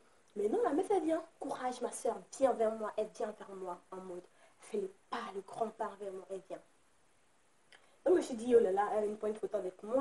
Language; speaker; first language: French; native; French